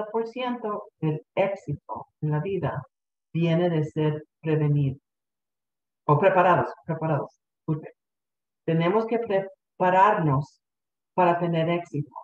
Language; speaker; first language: Spanish; early bilingual, heritage; Spanish